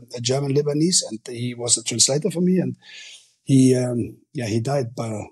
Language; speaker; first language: English; non-native, fluent; German